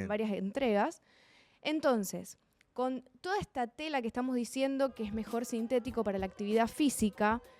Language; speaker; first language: Spanish; native; Spanish